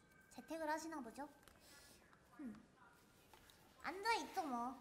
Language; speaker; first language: Korean; native; Korean